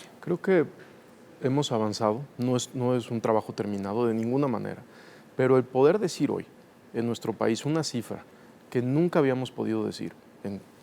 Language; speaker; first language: Spanish; native; Spanish